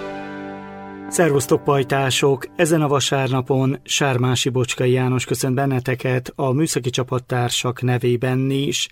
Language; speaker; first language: Hungarian; native; Hungarian